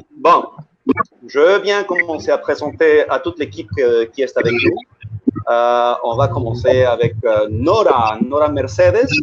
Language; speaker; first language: French; early bilingual, heritage; French